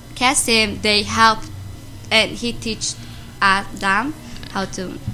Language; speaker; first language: English; non-native, learner; Amharic